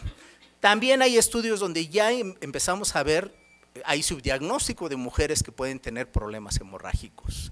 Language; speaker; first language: Spanish; native; Spanish